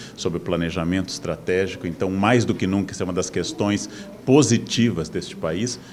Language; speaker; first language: Portuguese; native; Portuguese